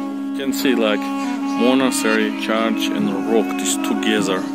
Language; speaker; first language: English; non-native, learner; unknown